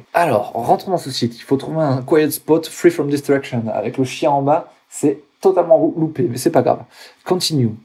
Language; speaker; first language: French; native; French